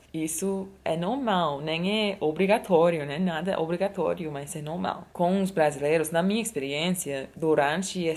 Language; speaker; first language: Portuguese; non-native, fluent; English